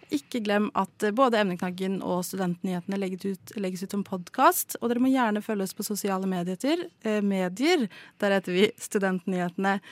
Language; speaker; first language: Norwegian; native; Norwegian